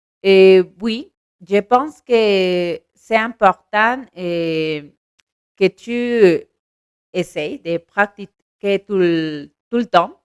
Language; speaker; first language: French; non-native, learner; Spanish